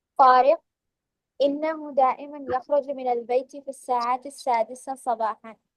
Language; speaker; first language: Arabic; non-native, learner; Urdu